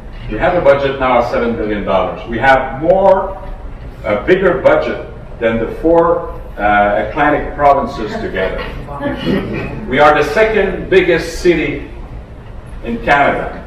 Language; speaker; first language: English; non-native, fluent; French